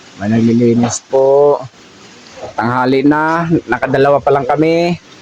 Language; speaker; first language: Filipino; non-native, local second language; Cebuano